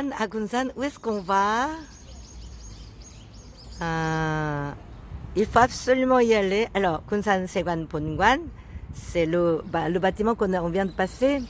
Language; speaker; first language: French; non-native, fluent; Korean